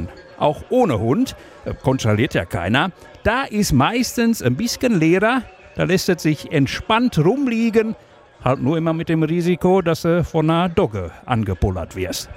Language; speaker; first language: German; native; German